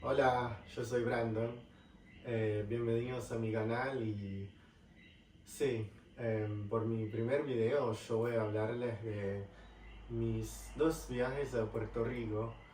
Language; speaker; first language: Spanish; non-native, fluent; English